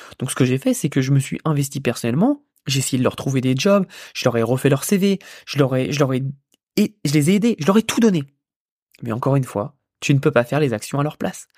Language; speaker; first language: French; native; French